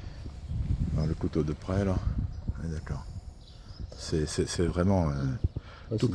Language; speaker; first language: French; native; French